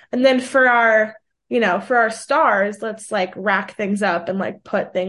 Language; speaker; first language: English; early bilingual, other home language; Portuguese